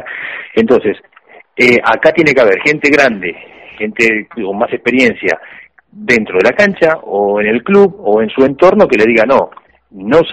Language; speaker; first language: Spanish; native; Spanish